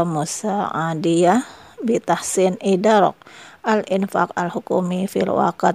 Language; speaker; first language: Arabic; non-native, fluent; Indonesian